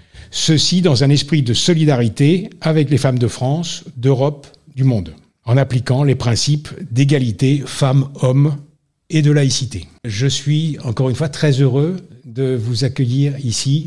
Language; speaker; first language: French; native; French